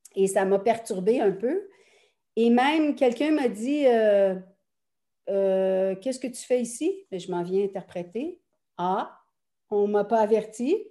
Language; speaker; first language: French; native; French